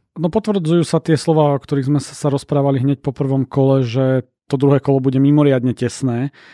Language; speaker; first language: Slovak; native; Slovak